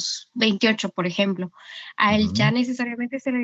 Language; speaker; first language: Spanish; native; Spanish